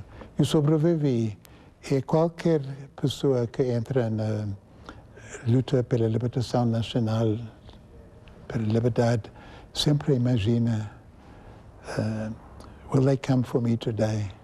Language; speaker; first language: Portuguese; non-native, fluent; English